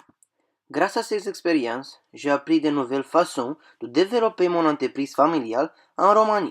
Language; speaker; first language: French; non-native, fluent; Romanian